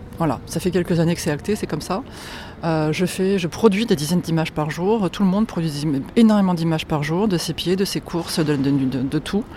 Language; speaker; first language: French; non-native, fluent; Polish